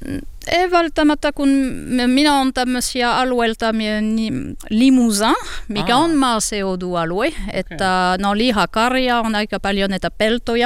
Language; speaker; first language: Finnish; non-native, learner; French